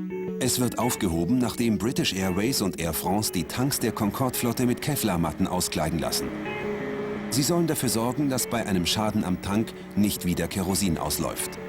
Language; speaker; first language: German; native; German